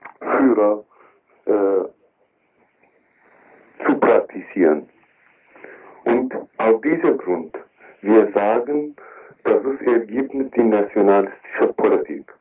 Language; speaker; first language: German; non-native, learner; Kurdish